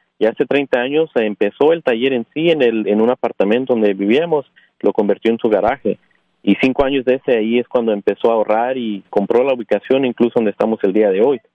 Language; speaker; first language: Spanish; early bilingual, heritage; Spanish